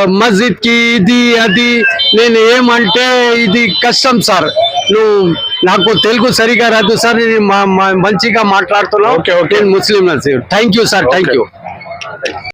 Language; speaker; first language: Telugu; non-native, local second language; Urdu